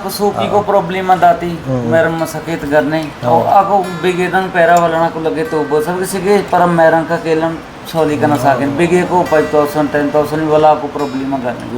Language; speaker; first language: Filipino; non-native, learner; Punjabi